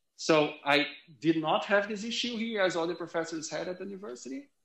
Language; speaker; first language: English; non-native, fluent; Portuguese